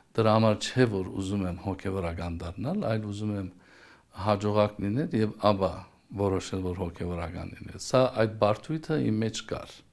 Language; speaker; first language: Armenian; early bilingual, heritage; Armenian